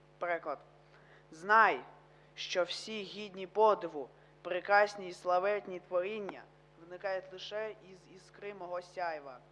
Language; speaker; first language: Ukrainian; non-native, local second language; Russian